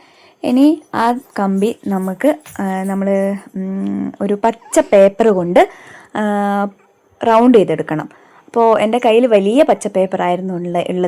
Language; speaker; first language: Malayalam; native; Malayalam